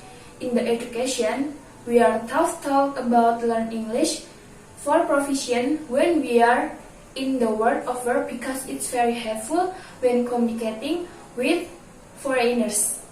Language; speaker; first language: English; non-native, learner; Indonesian